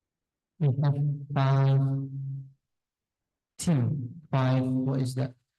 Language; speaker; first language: English; non-native, fluent; Indonesian